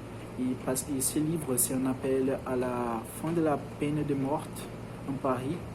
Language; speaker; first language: French; non-native, learner; Portuguese